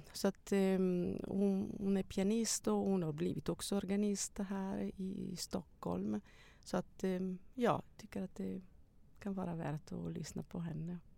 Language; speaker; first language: Swedish; non-native, fluent; Italian